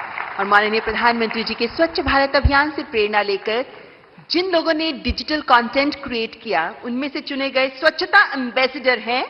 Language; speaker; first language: Hindi; native; Hindi